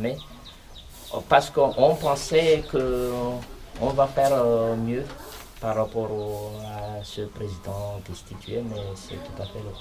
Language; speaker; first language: French; non-native, local second language; Malagasy